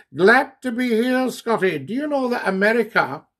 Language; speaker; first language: English; native; English